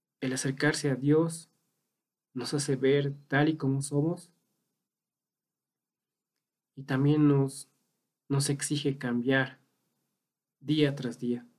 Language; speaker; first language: Spanish; native; Spanish